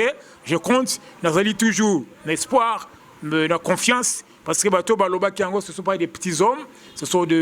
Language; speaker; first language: French; non-native, local second language; Lingala